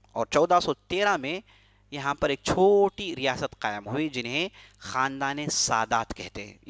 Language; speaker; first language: Urdu; native; Urdu